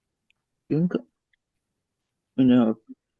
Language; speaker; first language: English; non-native, learner; Chinese